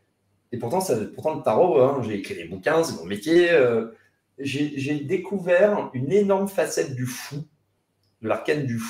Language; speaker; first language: French; native; French